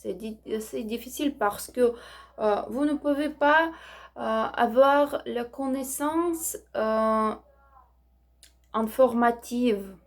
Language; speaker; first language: French; non-native, learner; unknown